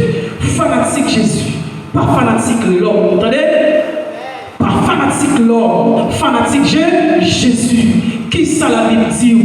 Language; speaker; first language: French; non-native, local second language; Haitian Creole